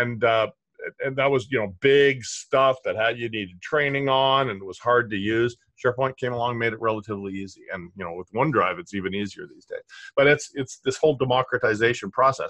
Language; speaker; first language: English; native; English